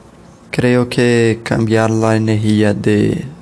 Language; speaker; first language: Spanish; non-native, learner; Portuguese